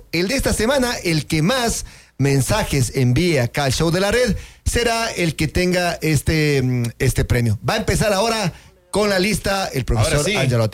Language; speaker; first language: Spanish; native; Spanish